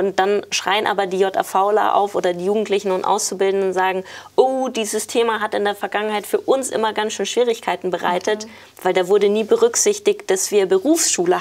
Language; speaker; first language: German; native; German